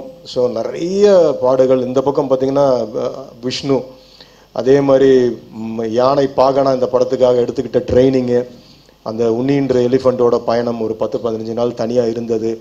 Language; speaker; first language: Tamil; native; Tamil